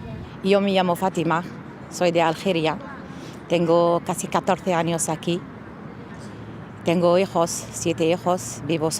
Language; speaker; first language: Spanish; non-native, learner; Arabic